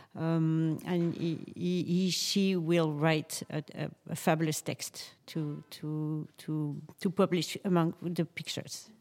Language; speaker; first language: English; non-native, learner; French